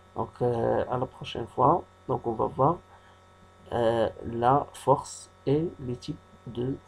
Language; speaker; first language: French; non-native, local second language; Arabic